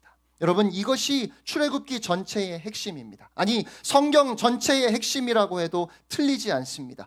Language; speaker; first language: Korean; native; Korean